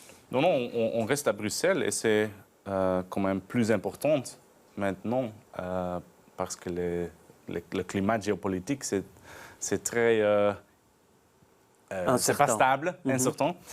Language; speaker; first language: French; non-native, learner; Dutch